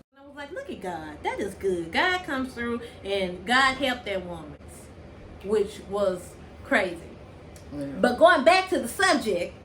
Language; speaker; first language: English; native; English